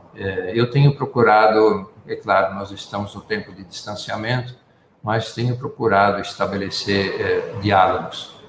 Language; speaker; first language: Portuguese; native; Portuguese